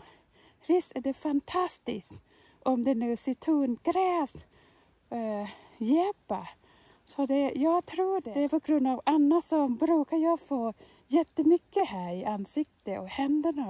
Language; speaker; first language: Swedish; non-native, fluent; Thai